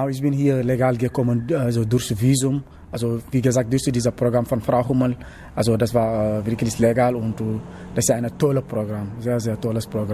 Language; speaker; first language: German; non-native, learner; Wolof